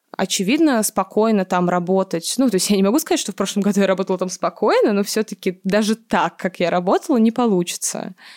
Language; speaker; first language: Russian; native; Russian